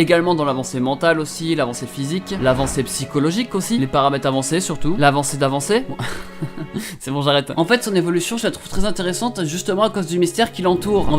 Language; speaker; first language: French; native; French